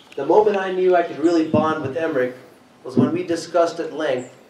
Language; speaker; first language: English; native; English